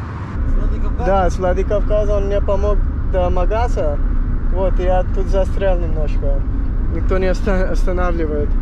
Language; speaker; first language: Russian; non-native, learner; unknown